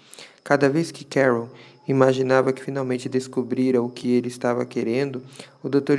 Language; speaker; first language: Portuguese; native; Portuguese